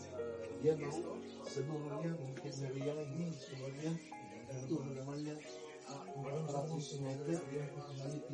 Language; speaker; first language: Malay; non-native, learner; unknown